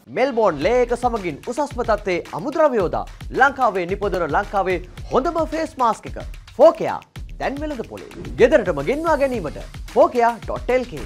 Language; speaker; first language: Sinhala; native; Sinhala